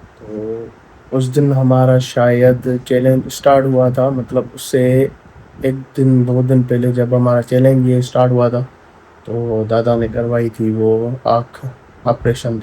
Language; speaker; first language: Urdu; non-native, local second language; Sindhi